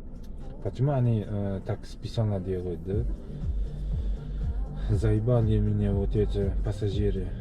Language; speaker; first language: Russian; non-native, learner; Uzbek